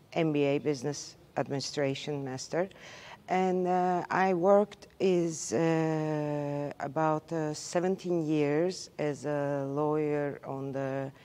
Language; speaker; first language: English; non-native, learner; Turkish